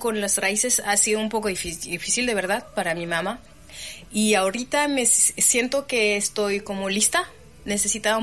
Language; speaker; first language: Spanish; non-native, fluent; French